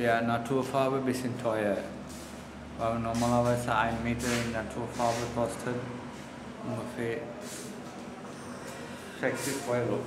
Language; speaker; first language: German; non-native, learner; Sinhala